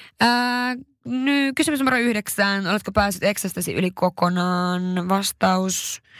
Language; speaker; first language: Finnish; early bilingual, heritage; Finnish